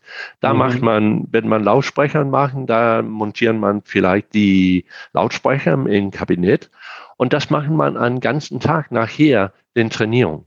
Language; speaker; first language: German; non-native, fluent; Danish